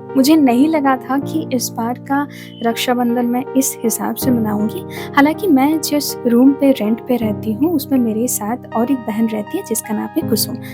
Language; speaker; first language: Hindi; non-native, local second language; Bangla